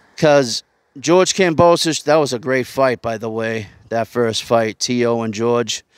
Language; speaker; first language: English; native; English